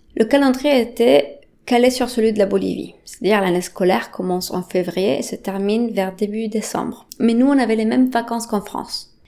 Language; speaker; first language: French; non-native, fluent; Spanish